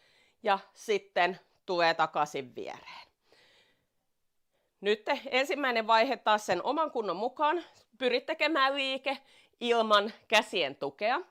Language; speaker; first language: Finnish; native; Finnish